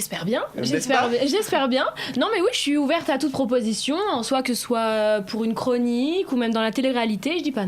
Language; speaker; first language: French; native; French